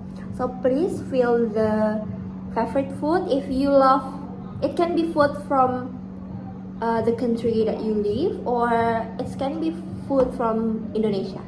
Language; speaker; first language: English; non-native, fluent; Indonesian